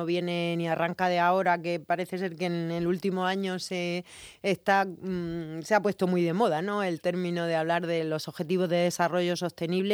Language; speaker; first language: Spanish; native; Spanish